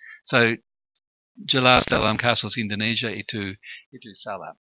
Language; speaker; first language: Indonesian; non-native, fluent; English